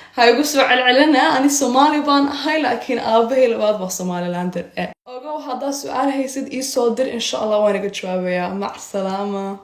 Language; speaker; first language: Somali; early bilingual, heritage; Somali